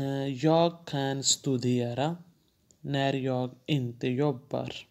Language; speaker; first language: Swedish; non-native, fluent; Urdu